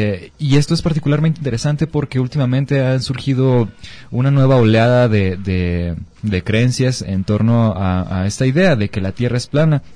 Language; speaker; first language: Spanish; native; Spanish